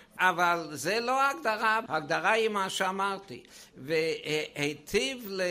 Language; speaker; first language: Hebrew; non-native, fluent; German